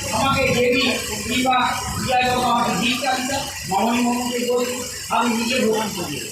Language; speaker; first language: Bangla; native; Bangla